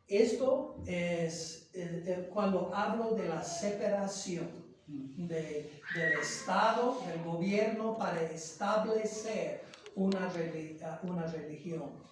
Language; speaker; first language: Spanish; non-native, fluent; English